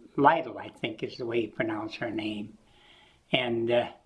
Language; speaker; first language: English; native; English